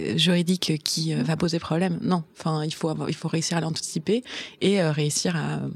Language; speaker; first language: French; native; French